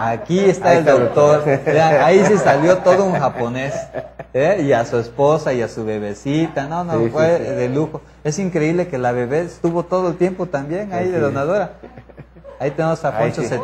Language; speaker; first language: Spanish; native; Spanish